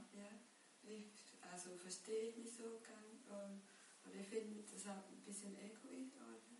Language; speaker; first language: German; non-native, learner; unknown